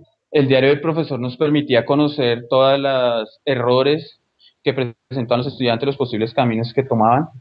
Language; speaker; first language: Spanish; native; Spanish